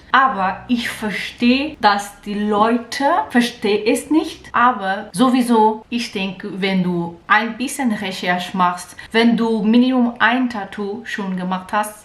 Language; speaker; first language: German; non-native, learner; Portuguese